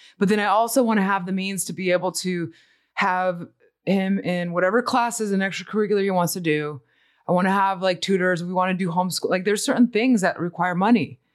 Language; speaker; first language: English; early bilingual, other home language; Spanish